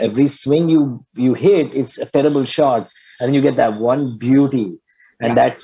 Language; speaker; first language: English; native; English